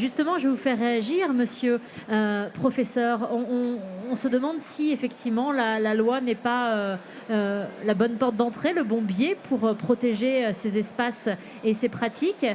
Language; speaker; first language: French; native; French